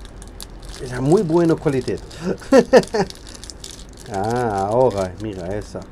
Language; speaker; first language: Spanish; non-native, learner; English